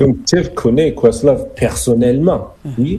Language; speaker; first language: French; non-native, fluent; English